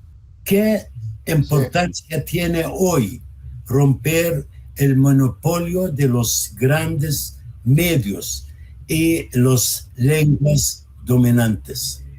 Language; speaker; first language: Spanish; non-native, fluent; Arabic